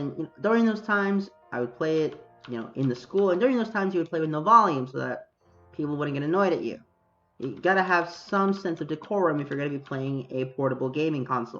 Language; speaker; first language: English; native; English